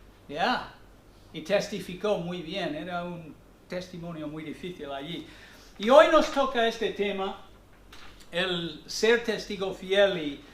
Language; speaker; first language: Spanish; non-native, fluent; English